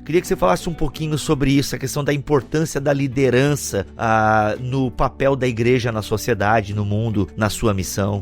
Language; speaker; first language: Portuguese; native; Portuguese